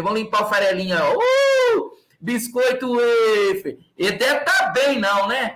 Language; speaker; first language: Portuguese; native; Portuguese